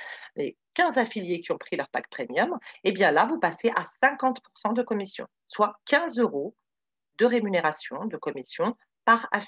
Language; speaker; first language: French; native; French